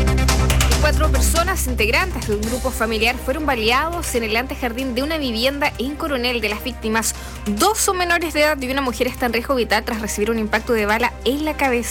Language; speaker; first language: Spanish; native; Spanish